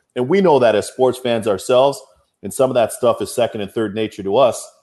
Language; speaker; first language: English; native; English